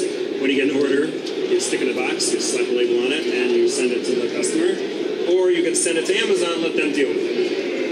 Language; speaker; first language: English; native; English